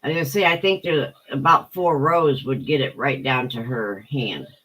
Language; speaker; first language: English; native; English